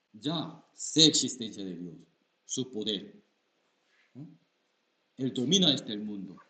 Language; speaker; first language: Spanish; non-native, learner; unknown